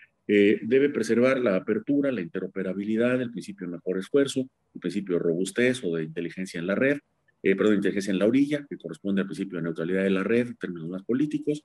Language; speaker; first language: Spanish; native; Spanish